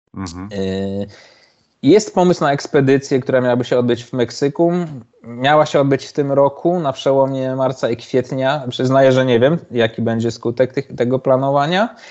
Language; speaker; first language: Polish; native; Polish